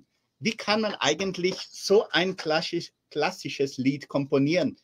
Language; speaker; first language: German; early bilingual, heritage; German